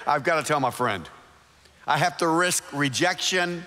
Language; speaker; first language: English; native; English